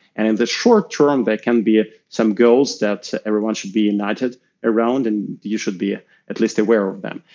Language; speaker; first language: English; non-native, fluent; Russian